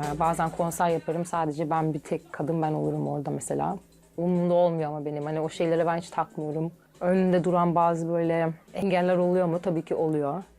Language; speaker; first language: Turkish; early bilingual, heritage; Turkish